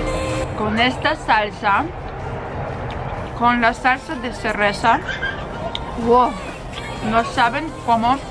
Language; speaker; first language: Spanish; non-native, fluent; Russian